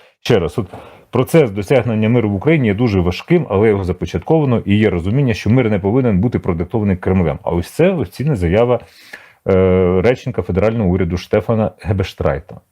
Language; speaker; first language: Ukrainian; native; Ukrainian